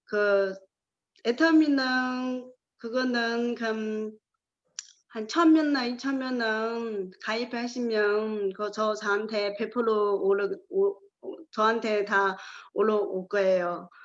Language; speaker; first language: Korean; non-native, learner; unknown